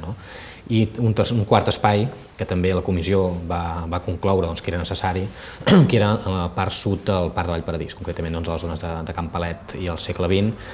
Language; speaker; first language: Catalan; native; Catalan